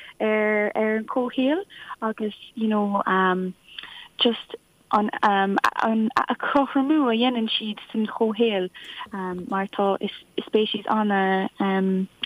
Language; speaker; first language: Irish; non-native, local second language; English